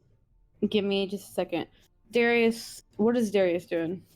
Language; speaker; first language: English; native; English